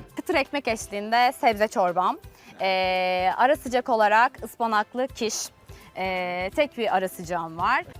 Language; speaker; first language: Turkish; native; Turkish